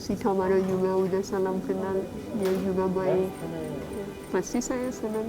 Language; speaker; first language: Indonesian; non-native, fluent; Persian